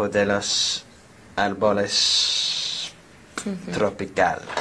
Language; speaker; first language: Spanish; non-native, learner; English